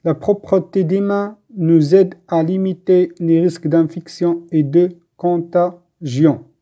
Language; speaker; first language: French; non-native, local second language; Arabic